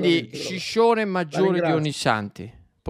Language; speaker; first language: Italian; native; Italian